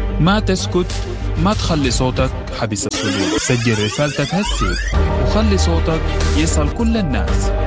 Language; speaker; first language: Arabic; native; Arabic